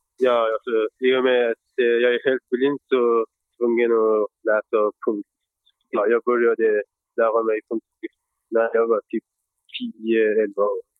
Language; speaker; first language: Swedish; non-native, fluent; Persian